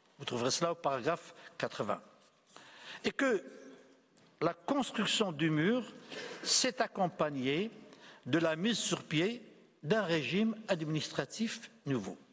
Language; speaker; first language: French; non-native, local second language; Arabic